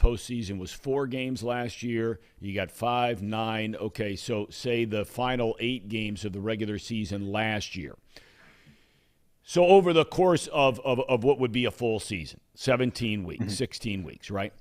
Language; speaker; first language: English; native; English